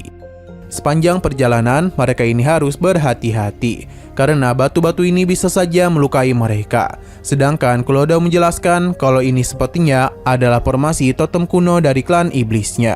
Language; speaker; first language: Indonesian; native; Indonesian